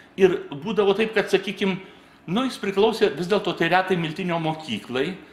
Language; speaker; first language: Lithuanian; native; Lithuanian